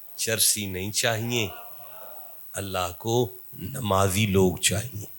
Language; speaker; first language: Urdu; non-native, local second language; Punjabi